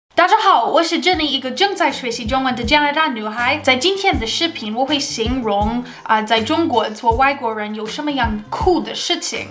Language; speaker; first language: Chinese; non-native, fluent; English